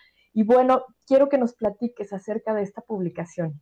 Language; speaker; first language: Spanish; native; Spanish